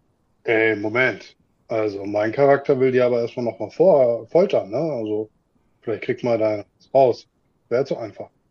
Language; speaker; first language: German; native; German